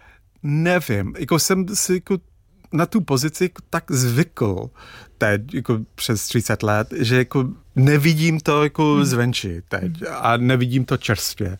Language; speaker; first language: Czech; non-native, fluent; English